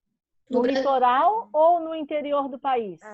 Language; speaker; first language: Portuguese; native; Portuguese